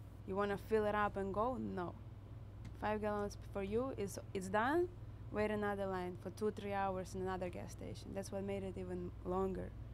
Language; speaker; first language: English; non-native, fluent; Russian